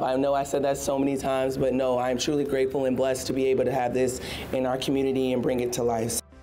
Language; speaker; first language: English; native; English